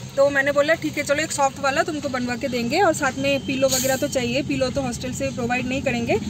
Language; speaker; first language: Hindi; non-native, local second language; Bangla